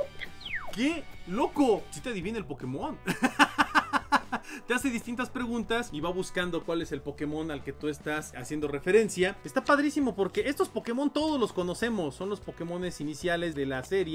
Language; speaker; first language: Spanish; native; Spanish